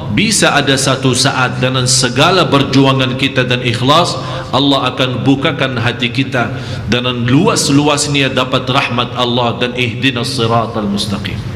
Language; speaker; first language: Malay; non-native, fluent; Arabic